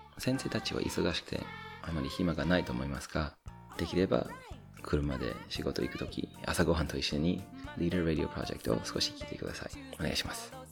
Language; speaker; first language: Japanese; non-native, fluent; English